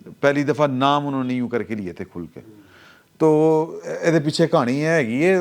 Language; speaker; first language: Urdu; non-native, local second language; Punjabi